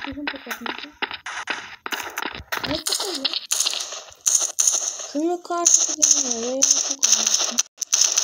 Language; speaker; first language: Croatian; non-native, learner; Macedonian